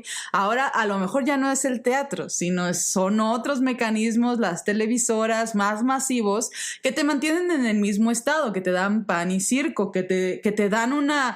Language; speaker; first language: Spanish; native; Spanish